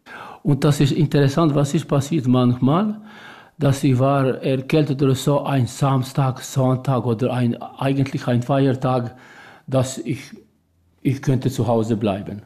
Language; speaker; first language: German; non-native, learner; Albanian